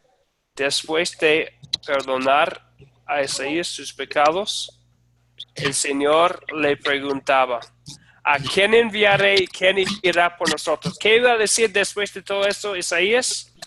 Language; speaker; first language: Spanish; non-native, fluent; English